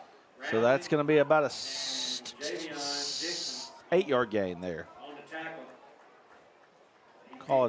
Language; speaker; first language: English; native; English